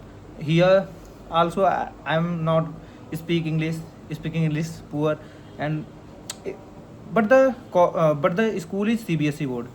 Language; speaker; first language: English; non-native, learner; Hindi